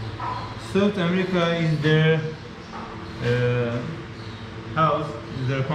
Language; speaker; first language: English; non-native, learner; Persian